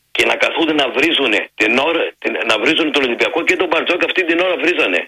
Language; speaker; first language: Greek; early bilingual, heritage; Greek